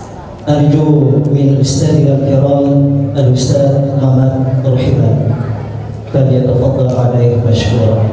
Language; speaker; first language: Arabic; non-native, learner; Indonesian